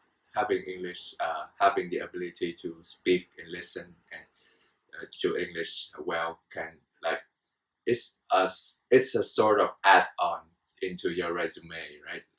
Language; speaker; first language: English; non-native, fluent; Vietnamese